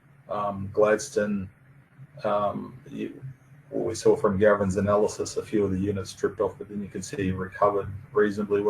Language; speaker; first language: English; native; English